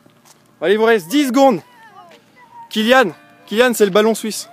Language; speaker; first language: French; native; French